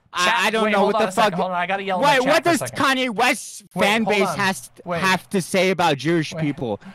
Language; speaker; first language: English; native; English